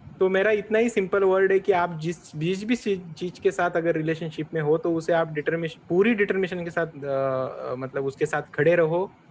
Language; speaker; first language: Hindi; non-native, local second language; Marathi